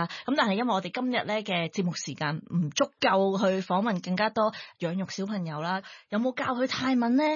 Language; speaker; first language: Cantonese; native; Cantonese